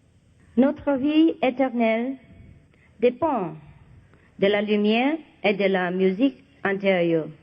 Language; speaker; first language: French; non-native, fluent; Vietnamese